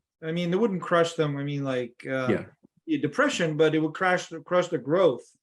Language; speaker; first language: English; non-native, fluent; Russian